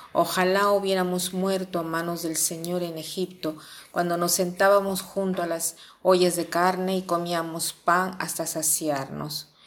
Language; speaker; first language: Spanish; non-native, fluent; Italian